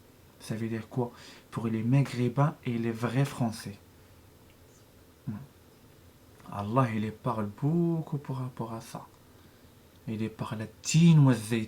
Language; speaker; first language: French; non-native, learner; Arabic